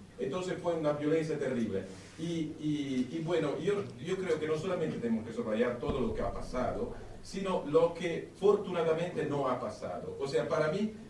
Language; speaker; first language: Spanish; non-native, fluent; Italian